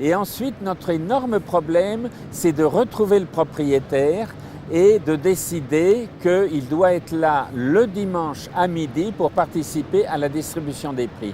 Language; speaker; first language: French; native; French